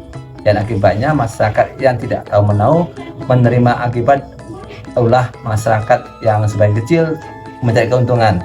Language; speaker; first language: Indonesian; non-native, local second language; Javanese